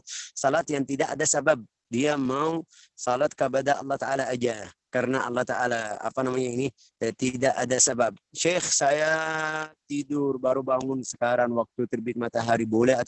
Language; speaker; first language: Indonesian; non-native, learner; Arabic